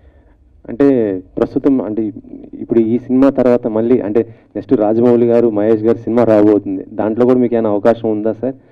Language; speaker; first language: Telugu; native; Telugu